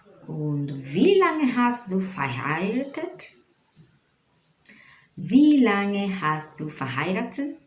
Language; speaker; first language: German; non-native, learner; Swahili